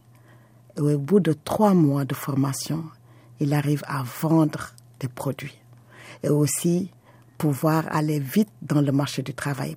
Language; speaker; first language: French; non-native, local second language; Wolof